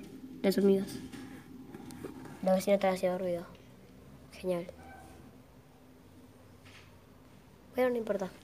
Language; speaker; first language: Spanish; native; Spanish